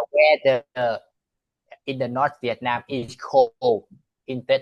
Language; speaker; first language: English; non-native, learner; Vietnamese